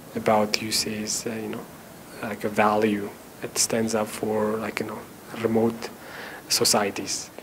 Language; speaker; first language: English; non-native, fluent; Tajik